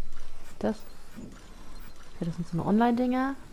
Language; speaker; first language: German; native; German